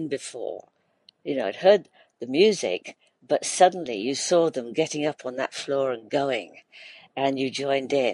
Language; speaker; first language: English; native; English